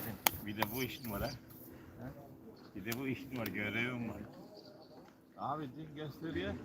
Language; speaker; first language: Turkish; native; Turkish